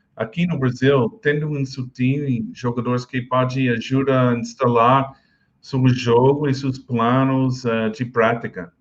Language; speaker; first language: Portuguese; non-native, learner; English